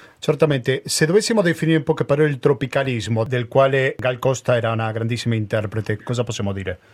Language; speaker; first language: Italian; non-native, fluent; Spanish